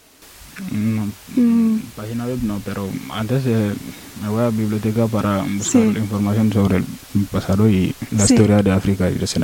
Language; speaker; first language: Spanish; non-native, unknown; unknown